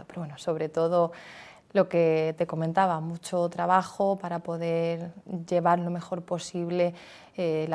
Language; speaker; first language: Spanish; native; Spanish